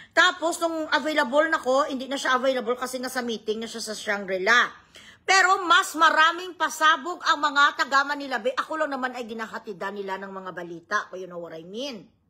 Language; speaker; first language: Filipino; non-native, local second language; Hiligaynon